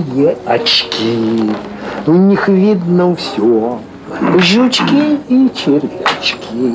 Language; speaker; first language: Russian; native; Russian